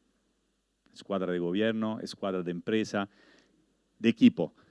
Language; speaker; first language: Spanish; non-native, learner; Italian